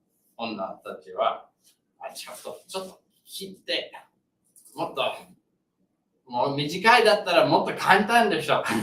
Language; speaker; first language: Japanese; non-native, learner; English